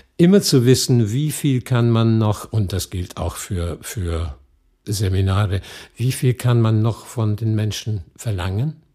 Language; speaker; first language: German; non-native, fluent; English